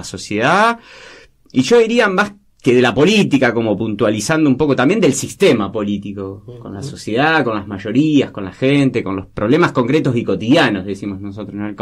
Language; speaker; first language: Spanish; native; Spanish